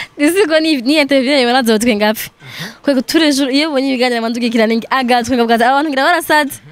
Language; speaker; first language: Rundi; non-native, local second language; Swahili